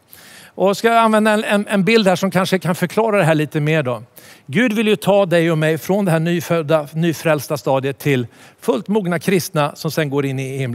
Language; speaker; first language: Swedish; native; Swedish